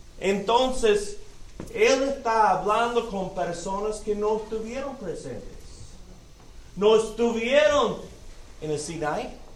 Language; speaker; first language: Spanish; non-native, fluent; English